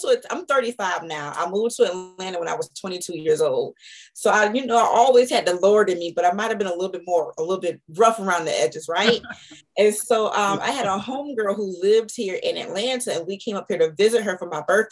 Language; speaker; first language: English; native; English